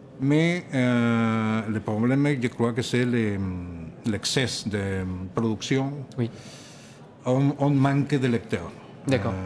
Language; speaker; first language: French; non-native, learner; Catalan